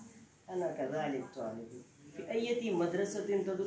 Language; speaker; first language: Arabic; non-native, learner; Urdu